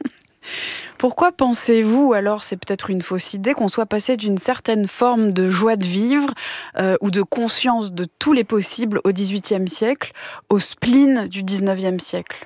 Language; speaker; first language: French; native; French